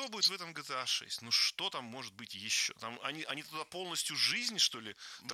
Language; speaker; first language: Russian; native; Russian